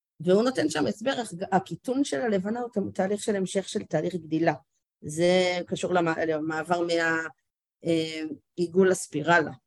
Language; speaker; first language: Hebrew; native; Hebrew